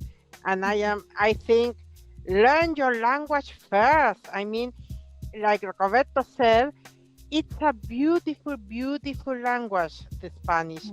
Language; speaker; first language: English; non-native, fluent; Spanish